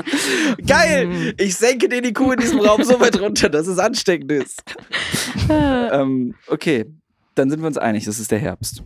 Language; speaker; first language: German; native; German